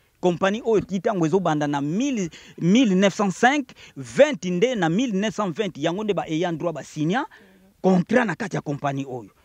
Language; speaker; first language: Lingala; non-native, local second language; Kongo